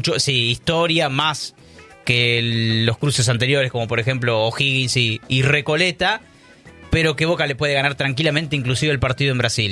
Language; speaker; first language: Spanish; native; Spanish